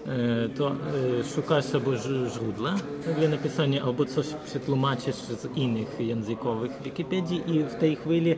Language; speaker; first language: Polish; non-native, learner; Ukrainian